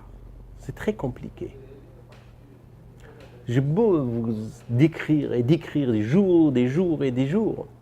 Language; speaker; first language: French; non-native, fluent; Persian